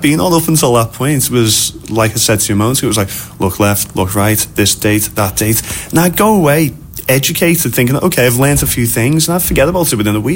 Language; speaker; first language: English; native; English